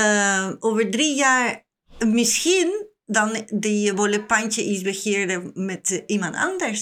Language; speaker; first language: Dutch; non-native, learner; Spanish